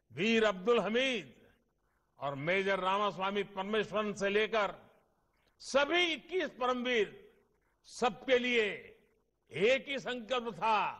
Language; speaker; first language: Hindi; non-native, local second language; Gujarati